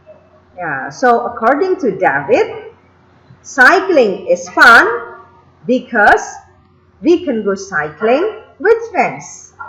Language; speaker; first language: English; non-native, fluent; Indonesian